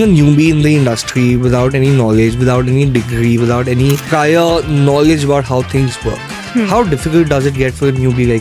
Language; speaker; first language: English; non-native, local second language; Hindi